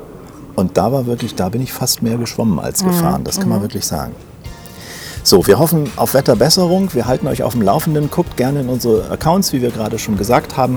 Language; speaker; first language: German; native; German